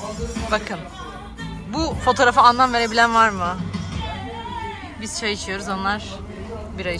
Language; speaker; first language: Turkish; native; Turkish